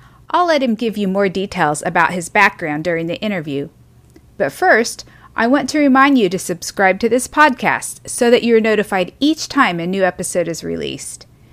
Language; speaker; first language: English; native; English